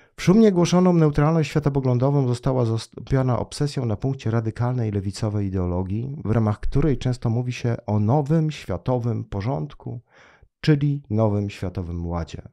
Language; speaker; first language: Polish; native; Polish